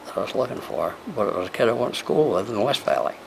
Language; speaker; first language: English; native; English